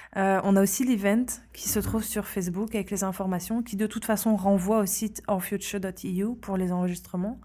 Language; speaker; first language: French; native; French